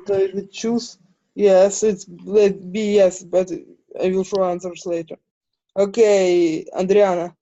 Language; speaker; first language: English; non-native, learner; Ukrainian